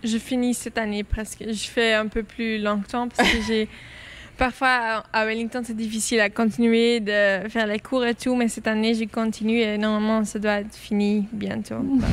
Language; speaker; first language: French; non-native, local second language; Dutch